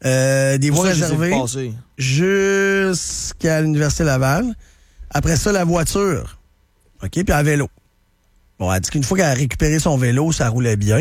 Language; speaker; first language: French; native; French